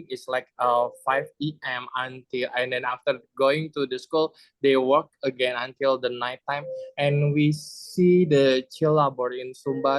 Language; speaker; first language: English; non-native, learner; Indonesian